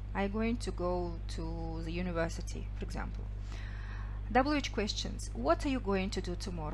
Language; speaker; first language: English; non-native, fluent; Kazakh